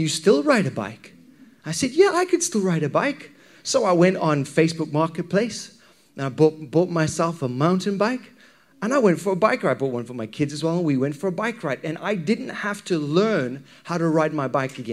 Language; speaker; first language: English; native; English